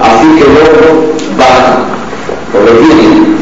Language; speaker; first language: Spanish; native; Spanish